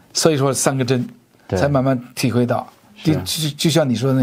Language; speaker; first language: Chinese; native; Chinese